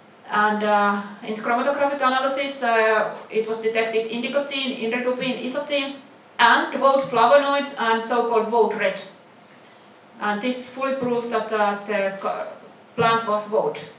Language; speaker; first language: English; non-native, fluent; Finnish